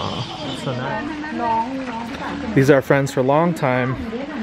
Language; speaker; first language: English; native; English